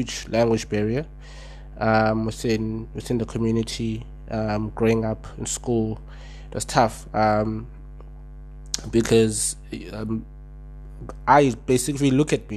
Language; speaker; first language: English; non-native, local second language; Xhosa